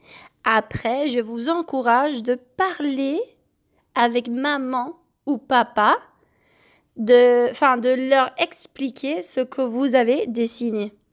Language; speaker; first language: French; non-native, fluent; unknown